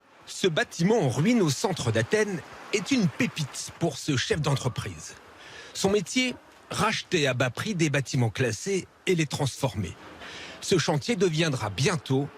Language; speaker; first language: French; native; French